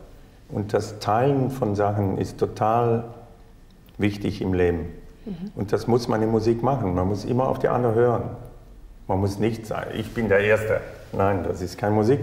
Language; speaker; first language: German; non-native, fluent; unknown